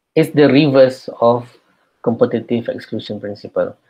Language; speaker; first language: English; non-native, local second language; Malay